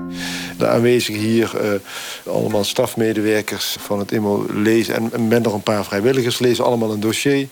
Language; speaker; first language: Dutch; native; Dutch